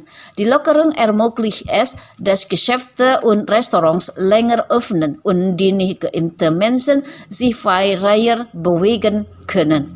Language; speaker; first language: German; non-native, fluent; Indonesian